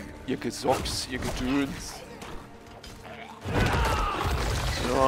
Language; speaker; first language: German; native; German